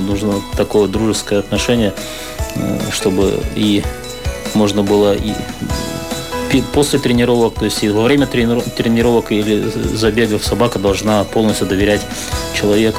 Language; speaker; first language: Russian; native; Russian